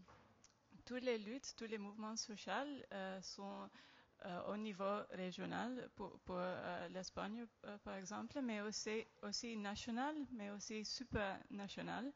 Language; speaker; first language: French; non-native, learner; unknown